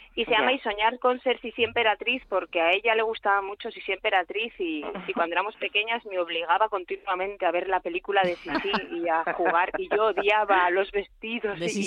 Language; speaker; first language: Spanish; native; Spanish